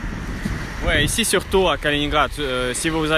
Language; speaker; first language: French; non-native, fluent; Russian